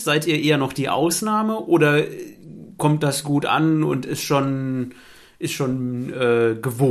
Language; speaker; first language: German; native; German